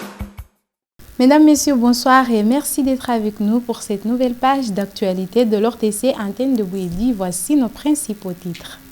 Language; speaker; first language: French; non-native, local second language; Comorian